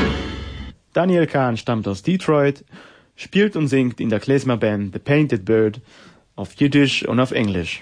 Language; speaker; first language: German; non-native, fluent; Hebrew